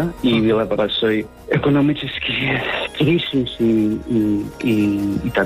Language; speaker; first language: Russian; non-native, learner; Spanish